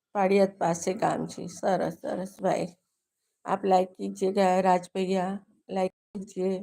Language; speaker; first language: Hindi; non-native, local second language; Gujarati